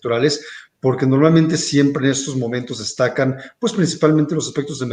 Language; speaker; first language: Spanish; native; Spanish